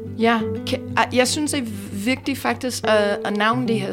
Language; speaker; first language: Danish; non-native, fluent; English